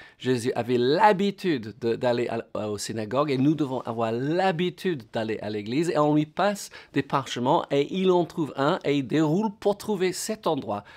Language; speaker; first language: French; non-native, fluent; English